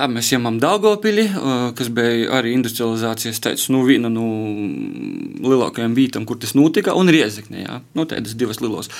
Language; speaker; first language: Latvian; native; Latvian